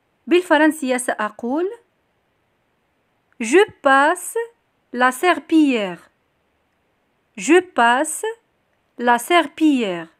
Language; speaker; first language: French; non-native, local second language; Arabic